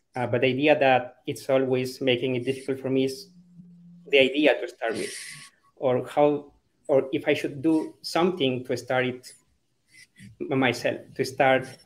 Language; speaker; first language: English; non-native, fluent; Spanish